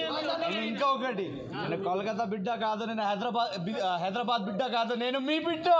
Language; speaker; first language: Telugu; non-native, learner; Hindi